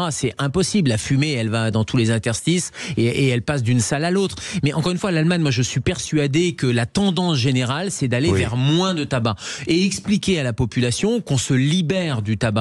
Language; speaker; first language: French; native; French